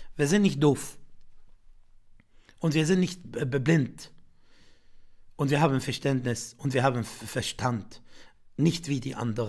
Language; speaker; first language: German; non-native, fluent; Arabic